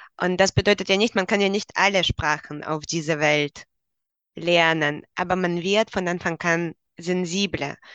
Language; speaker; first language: German; non-native, fluent; Russian